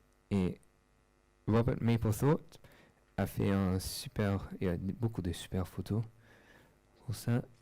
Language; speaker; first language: French; non-native, fluent; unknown